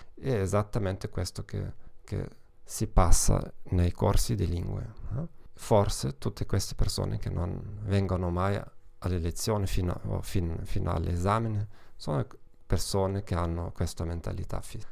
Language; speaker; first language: Italian; non-native, learner; German